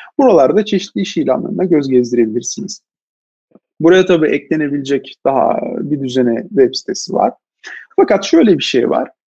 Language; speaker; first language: Turkish; native; Turkish